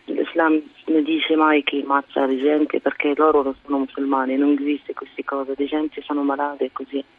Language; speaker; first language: Italian; non-native, fluent; Arabic